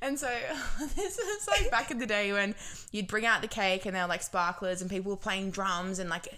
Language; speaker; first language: English; native; English